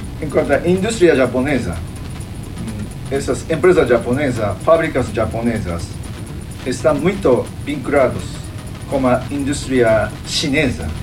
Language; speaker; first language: Portuguese; non-native, fluent; Japanese